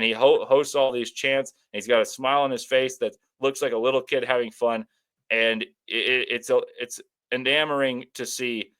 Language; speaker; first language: English; native; English